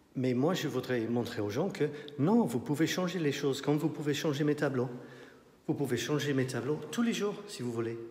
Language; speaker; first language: French; non-native, fluent; English